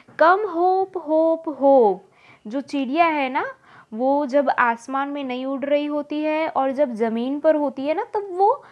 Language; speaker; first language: Hindi; non-native, local second language; Gujarati